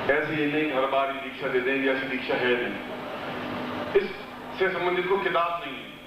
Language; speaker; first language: Hindi; native; Hindi